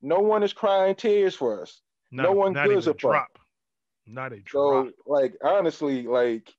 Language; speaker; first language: English; native; English